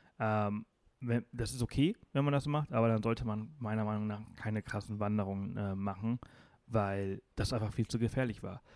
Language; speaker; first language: German; non-native, fluent; Spanish